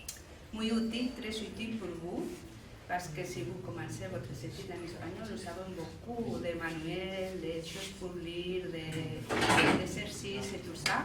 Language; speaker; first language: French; non-native, learner; Spanish